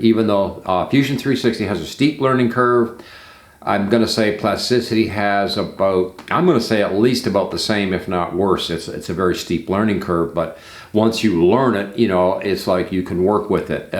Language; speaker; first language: English; native; English